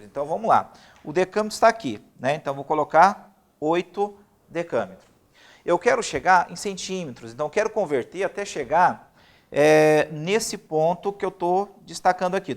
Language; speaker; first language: Portuguese; native; Portuguese